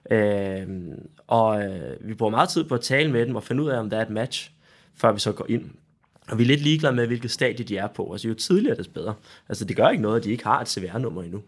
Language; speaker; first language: Danish; native; Danish